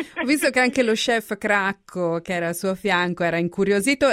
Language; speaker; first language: Italian; native; Italian